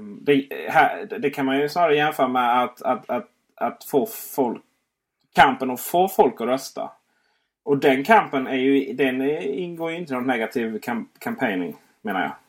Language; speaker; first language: Swedish; native; Swedish